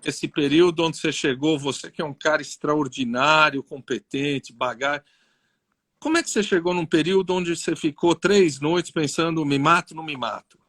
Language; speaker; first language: Portuguese; native; Portuguese